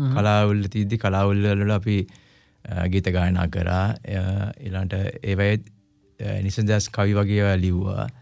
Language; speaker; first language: Sinhala; non-native, local second language; Tamil